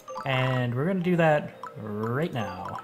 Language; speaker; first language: English; native; English